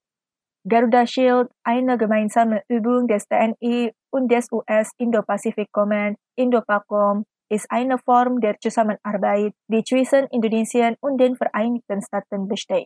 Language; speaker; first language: German; non-native, fluent; Indonesian